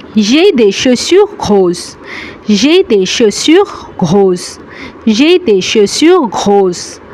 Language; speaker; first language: French; non-native, learner; Bangla